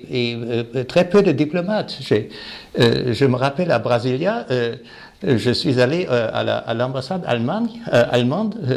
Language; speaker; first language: French; non-native, fluent; German